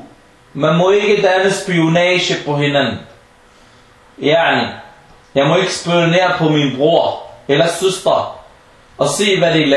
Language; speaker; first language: Danish; non-native, fluent; Arabic